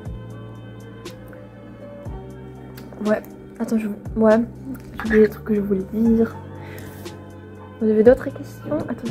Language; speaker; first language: French; non-native, fluent; Swedish